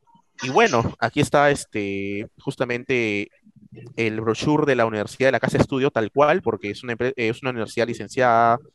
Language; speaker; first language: Spanish; native; Spanish